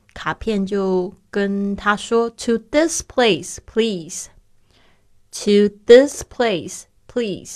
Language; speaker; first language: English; non-native, fluent; Chinese